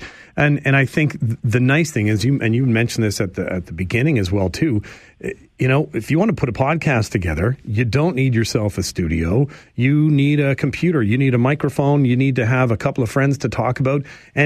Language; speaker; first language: English; native; English